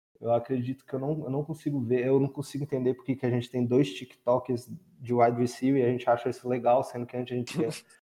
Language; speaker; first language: Portuguese; native; Portuguese